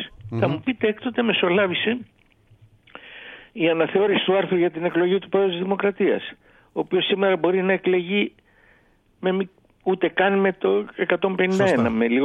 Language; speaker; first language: Greek; native; Greek